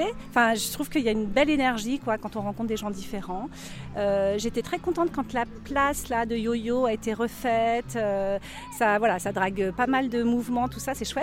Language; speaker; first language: French; native; French